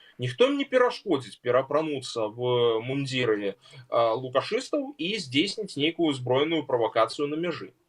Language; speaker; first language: Belarusian; native; Belarusian